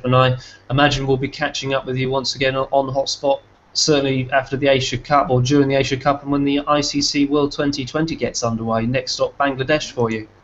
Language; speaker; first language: English; native; English